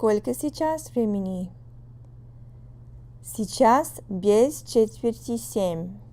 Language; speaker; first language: Russian; non-native, fluent; English